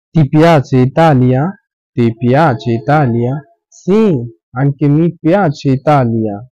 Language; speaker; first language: Italian; non-native, learner; Bangla